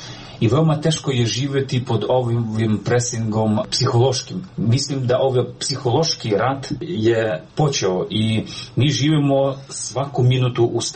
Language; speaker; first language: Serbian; non-native, fluent; Ukrainian